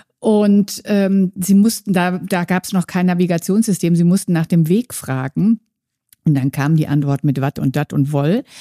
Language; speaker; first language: German; native; German